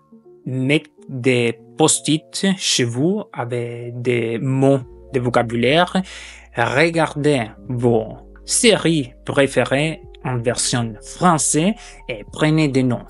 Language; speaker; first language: French; non-native, fluent; German